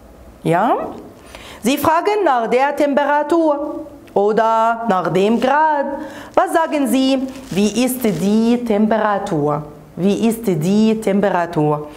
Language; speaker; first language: German; non-native, fluent; Arabic